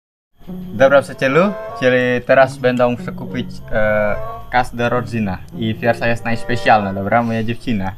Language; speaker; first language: Polish; non-native, learner; Indonesian